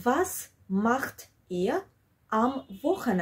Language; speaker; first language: German; non-native, fluent; Georgian